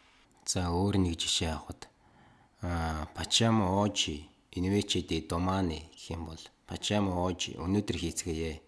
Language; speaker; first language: Italian; non-native, learner; Mongolian